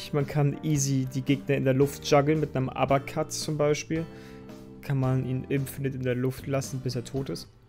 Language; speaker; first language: German; native; German